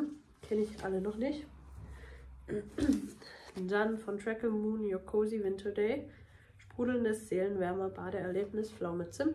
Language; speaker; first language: German; native; German